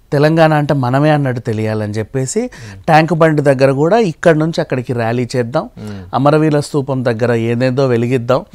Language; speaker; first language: Telugu; native; Telugu